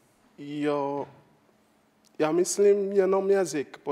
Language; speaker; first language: Czech; non-native, learner; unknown